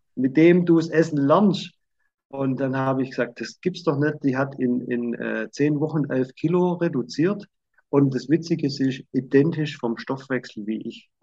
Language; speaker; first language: German; native; German